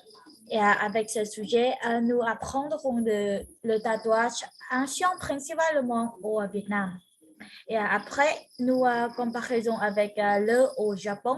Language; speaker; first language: French; non-native, learner; Vietnamese